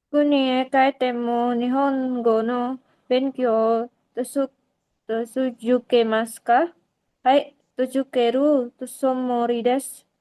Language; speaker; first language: Japanese; non-native, learner; Indonesian